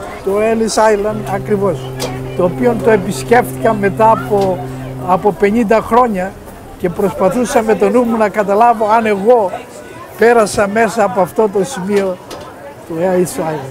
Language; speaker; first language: Greek; native; Greek